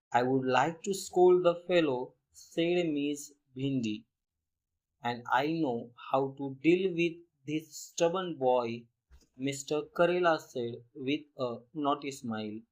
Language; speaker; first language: English; non-native, local second language; Marathi